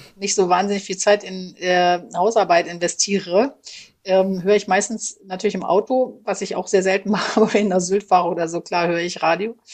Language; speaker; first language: German; native; German